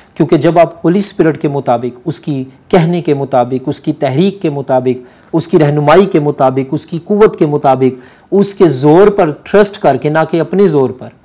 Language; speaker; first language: Urdu; non-native, local second language; Punjabi